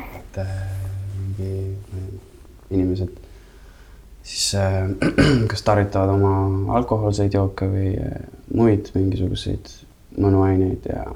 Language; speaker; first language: Estonian; native; Estonian